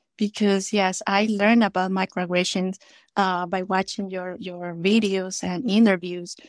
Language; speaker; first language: English; non-native, fluent; Spanish